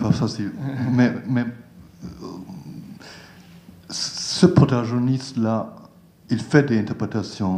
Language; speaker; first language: French; non-native, learner; German